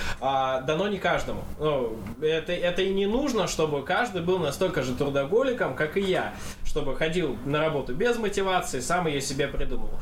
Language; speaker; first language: Russian; non-native, local second language; Kazakh